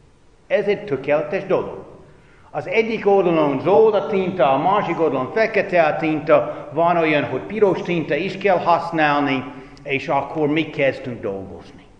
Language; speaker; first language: Hungarian; non-native, fluent; English